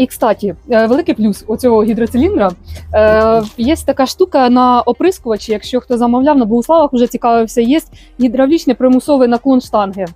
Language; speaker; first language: Ukrainian; native; Ukrainian